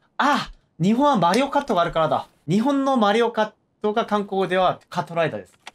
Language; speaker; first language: Japanese; non-native, fluent; Korean